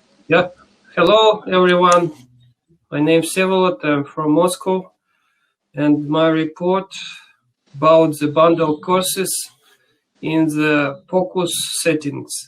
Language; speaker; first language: English; non-native, learner; Russian